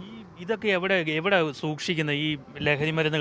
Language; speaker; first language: Malayalam; native; Malayalam